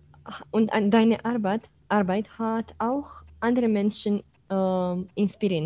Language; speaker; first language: German; non-native, fluent; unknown